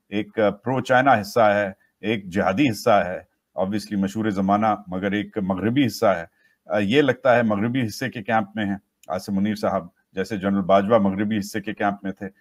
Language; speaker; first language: Urdu; native; Urdu